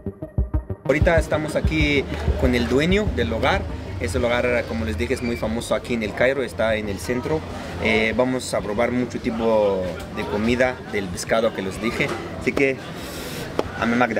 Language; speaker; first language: Spanish; non-native, fluent; Arabic